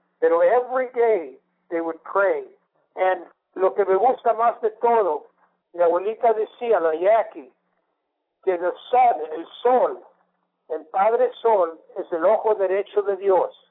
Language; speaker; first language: Spanish; early bilingual, heritage; Spanish